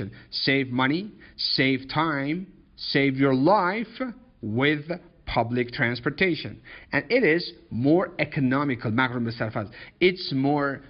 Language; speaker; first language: English; non-native, fluent; Persian